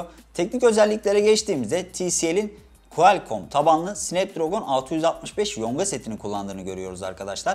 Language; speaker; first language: Turkish; native; Turkish